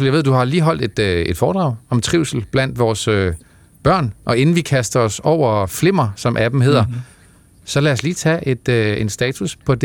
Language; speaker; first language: Danish; native; Danish